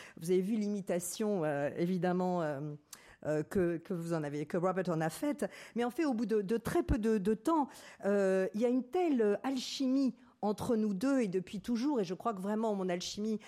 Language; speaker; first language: French; native; French